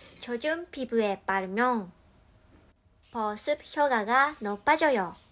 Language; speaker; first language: Korean; non-native, learner; Japanese